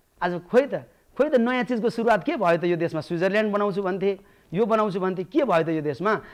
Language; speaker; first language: Nepali; native; Nepali